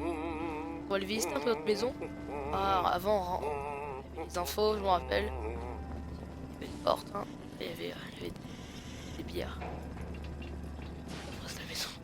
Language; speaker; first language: French; native; French